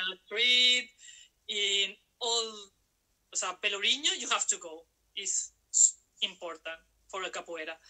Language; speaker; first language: English; non-native, learner; Spanish